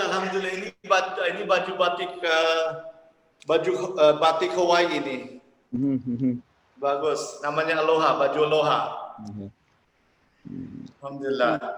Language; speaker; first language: Indonesian; early bilingual, heritage; English